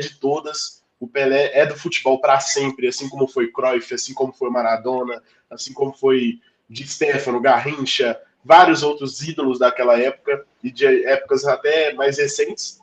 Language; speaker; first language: Portuguese; native; Portuguese